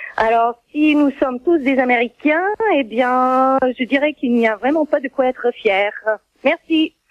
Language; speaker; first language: French; non-native, fluent; English